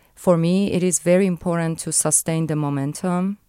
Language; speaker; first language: English; non-native, fluent; Persian